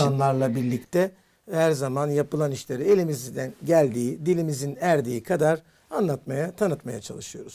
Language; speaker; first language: Turkish; native; Turkish